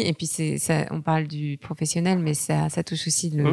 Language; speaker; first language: French; native; French